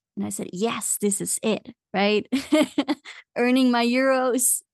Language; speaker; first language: English; non-native, fluent; Dutch